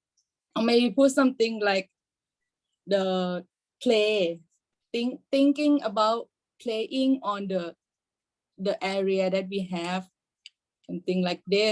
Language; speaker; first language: English; non-native, learner; Thai